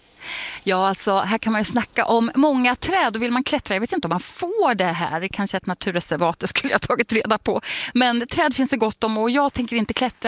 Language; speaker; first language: Swedish; native; Swedish